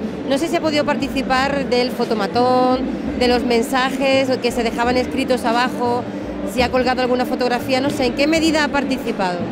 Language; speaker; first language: Spanish; native; Spanish